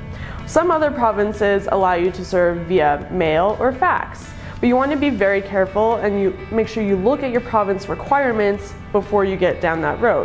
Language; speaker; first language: English; native; English